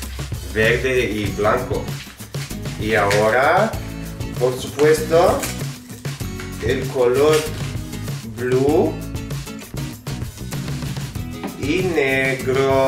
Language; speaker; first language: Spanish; non-native, fluent; Italian